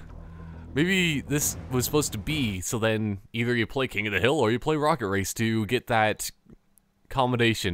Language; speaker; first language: English; native; English